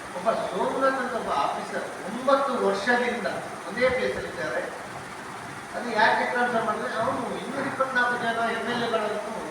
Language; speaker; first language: Kannada; non-native, local second language; Tulu